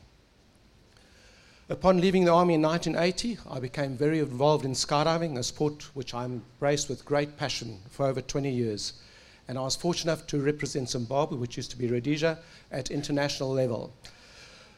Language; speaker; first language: English; native; English